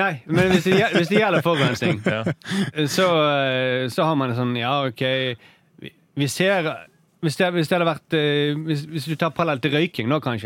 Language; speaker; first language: Norwegian; native; Norwegian